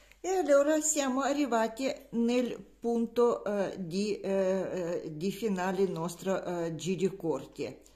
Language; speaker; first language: Italian; non-native, learner; Russian